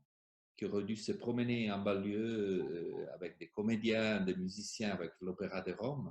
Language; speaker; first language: French; non-native, fluent; Italian